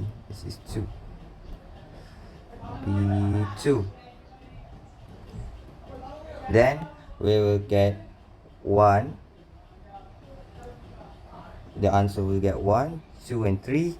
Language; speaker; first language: English; non-native, local second language; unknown